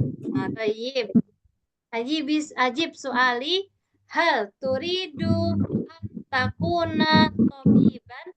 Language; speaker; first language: Arabic; non-native, fluent; Indonesian